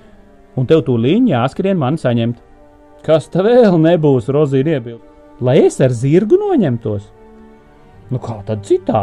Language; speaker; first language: Latvian; native; Latvian